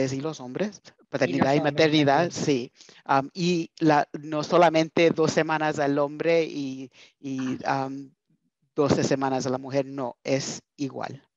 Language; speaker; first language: Spanish; early bilingual, heritage; Spanish